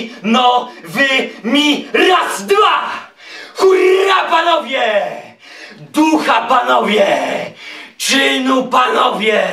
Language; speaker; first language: Polish; native; Polish